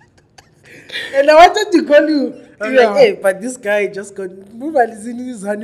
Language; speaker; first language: English; non-native, local second language; Zulu